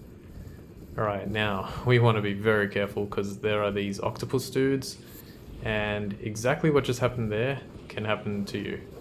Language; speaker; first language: English; native; English